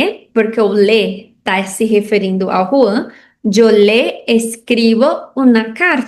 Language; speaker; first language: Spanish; non-native, fluent; Portuguese